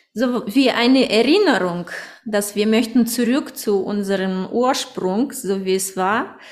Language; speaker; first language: German; early bilingual, other home language; Russian